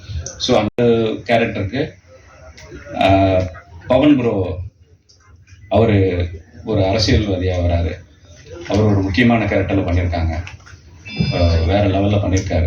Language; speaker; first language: Tamil; native; Tamil